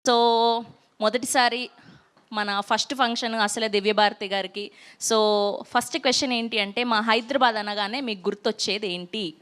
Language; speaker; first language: Telugu; native; Telugu